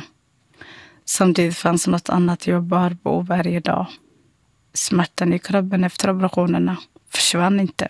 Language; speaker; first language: Swedish; non-native, fluent; Somali